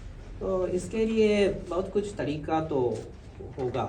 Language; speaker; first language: Hindi; non-native, fluent; Japanese